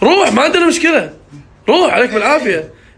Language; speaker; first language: Arabic; native; Arabic